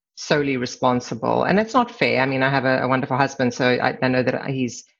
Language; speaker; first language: English; native; English